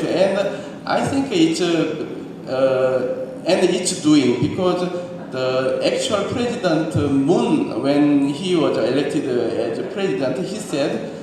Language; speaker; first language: English; non-native, learner; Korean